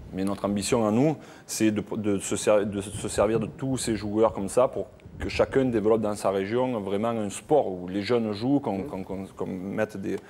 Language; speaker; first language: French; native; French